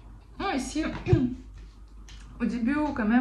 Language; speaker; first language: French; non-native, fluent; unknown